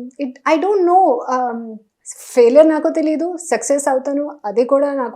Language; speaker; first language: Telugu; non-native, local second language; Hindi